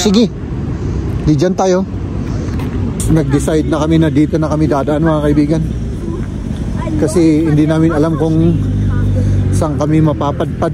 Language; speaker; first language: Filipino; non-native, learner; German